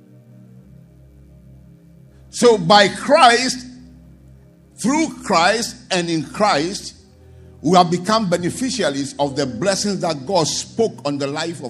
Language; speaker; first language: English; non-native, local second language; Akan